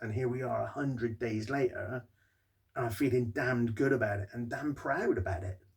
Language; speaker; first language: English; native; English